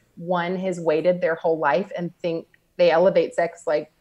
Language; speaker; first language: English; native; English